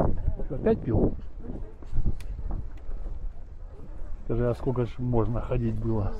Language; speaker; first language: Russian; native; Russian